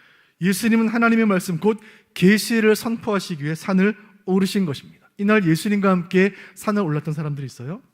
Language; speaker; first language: Korean; native; Korean